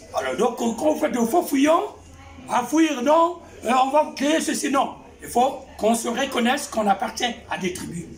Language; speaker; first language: French; non-native, local second language; Kongo